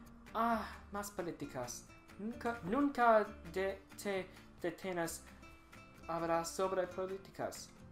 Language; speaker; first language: Spanish; non-native, learner; English